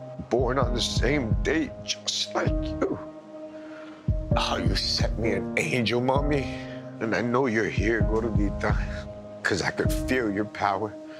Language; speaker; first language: English; early bilingual, other home language; Spanish